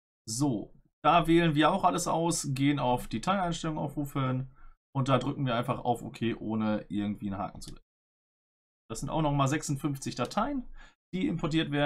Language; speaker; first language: German; native; German